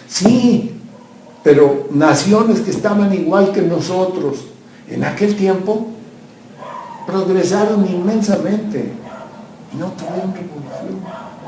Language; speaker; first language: Spanish; native; Spanish